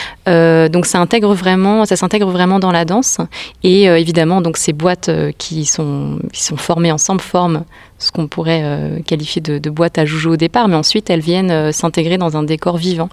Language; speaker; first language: French; native; French